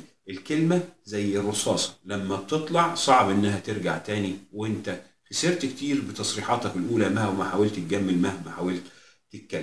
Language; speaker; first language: Arabic; native; Arabic